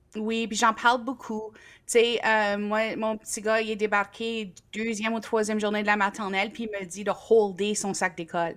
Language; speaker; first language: French; native; French